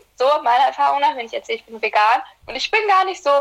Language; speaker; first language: German; early bilingual, other home language; Turkish